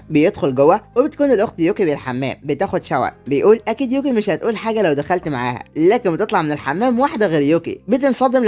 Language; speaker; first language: Arabic; native; Arabic